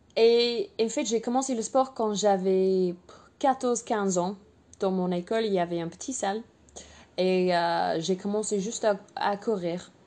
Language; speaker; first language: French; non-native, fluent; English